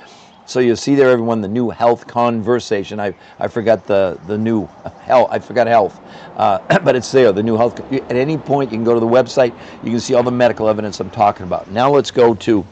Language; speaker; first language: English; native; English